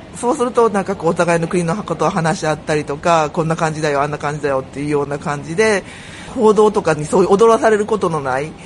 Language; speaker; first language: Japanese; native; Japanese